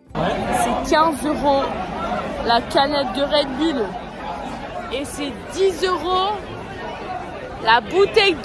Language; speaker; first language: French; native; French